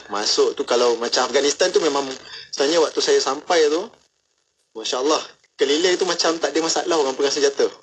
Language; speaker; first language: Malay; native; Malay